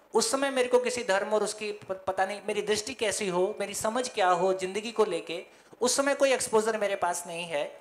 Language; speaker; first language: Hindi; native; Hindi